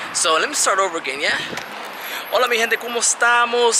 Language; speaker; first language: Spanish; early bilingual, heritage; Spanish